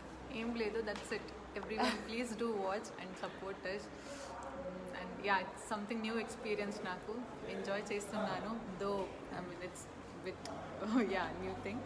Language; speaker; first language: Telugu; non-native, learner; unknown